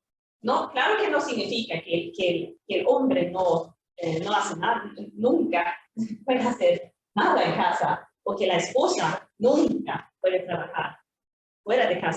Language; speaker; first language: Spanish; non-native, fluent; Swedish